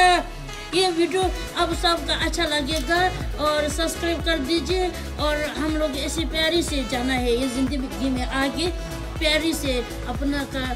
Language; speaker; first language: Hindi; non-native, local second language; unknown